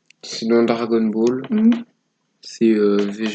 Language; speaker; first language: French; native; French